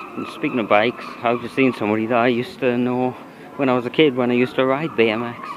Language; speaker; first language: English; native; English